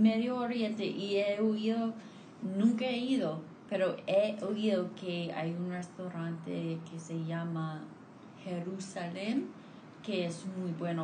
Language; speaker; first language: Spanish; non-native, fluent; English